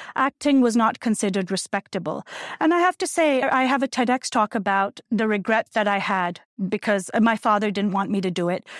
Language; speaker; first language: English; non-native, local second language; Urdu